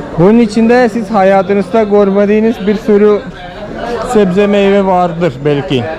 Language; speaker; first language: Turkish; non-native, fluent; Malayalam